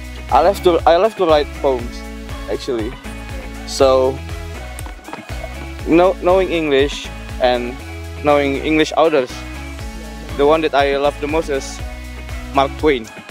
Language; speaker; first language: English; non-native, fluent; Indonesian